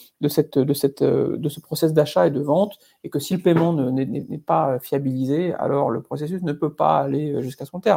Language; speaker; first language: French; native; French